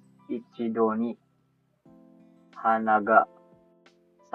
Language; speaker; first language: Japanese; non-native, learner; Filipino